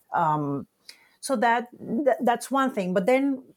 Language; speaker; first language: English; non-native, fluent; Spanish